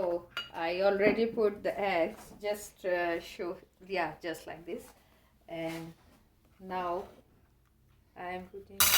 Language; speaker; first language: English; non-native, learner; Hindi